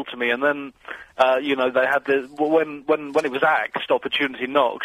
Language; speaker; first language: English; native; English